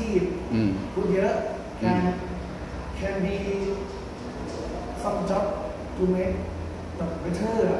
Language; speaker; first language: English; non-native, learner; Thai